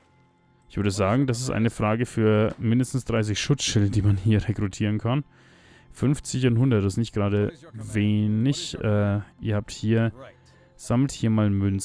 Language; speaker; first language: German; native; German